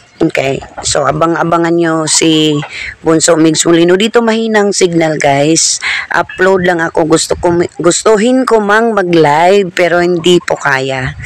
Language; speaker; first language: Filipino; non-native, local second language; Waray